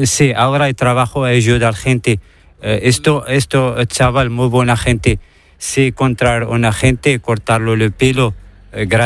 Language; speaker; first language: Spanish; non-native, learner; Arabic